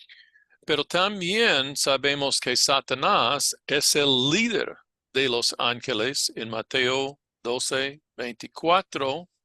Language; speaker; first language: Spanish; non-native, fluent; English